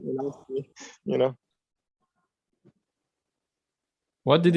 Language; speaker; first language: English; non-native, learner; Chechen